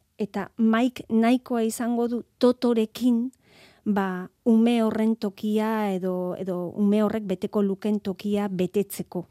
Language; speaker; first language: Basque; native; Basque